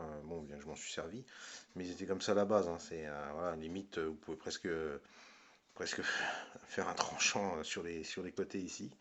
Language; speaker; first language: French; native; French